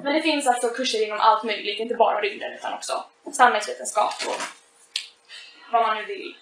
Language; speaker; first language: Swedish; native; Swedish